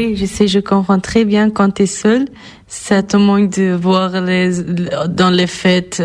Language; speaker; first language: French; non-native, fluent; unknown